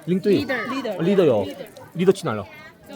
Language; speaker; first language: Chinese; non-native, fluent; Korean